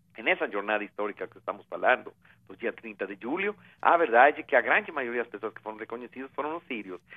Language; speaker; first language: Portuguese; non-native, fluent; Spanish